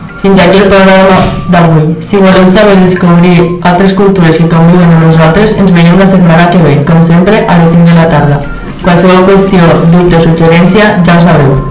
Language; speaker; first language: Catalan; native; Catalan